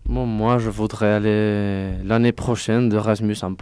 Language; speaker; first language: French; non-native, fluent; Spanish